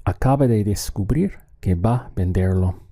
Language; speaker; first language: Spanish; non-native, fluent; English